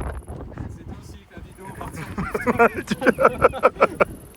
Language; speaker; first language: French; native; French